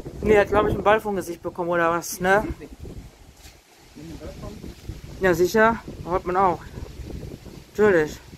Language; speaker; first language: German; native; German